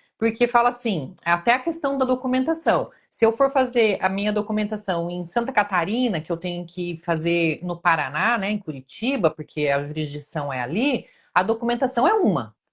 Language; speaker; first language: Portuguese; native; Portuguese